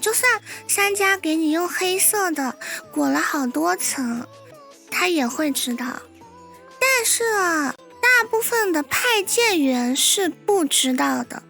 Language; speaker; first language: Chinese; native; Chinese